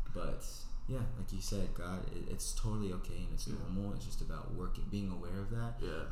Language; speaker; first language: English; native; English